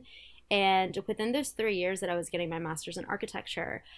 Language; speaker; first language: English; early bilingual, other home language; Spanish